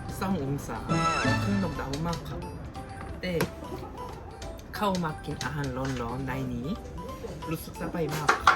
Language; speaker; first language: Thai; non-native, fluent; Korean